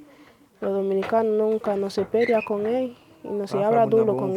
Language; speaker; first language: Spanish; non-native, learner; Haitian Creole